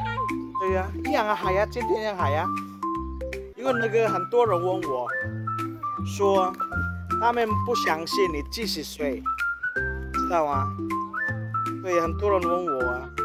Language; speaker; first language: Chinese; non-native, fluent; Filipino